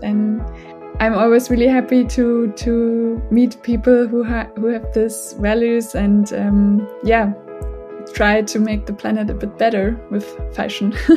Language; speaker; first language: English; non-native, fluent; German